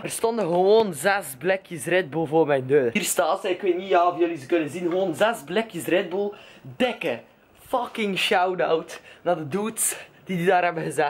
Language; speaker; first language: Dutch; native; Dutch